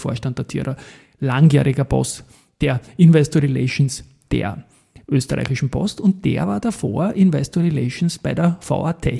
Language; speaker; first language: German; native; German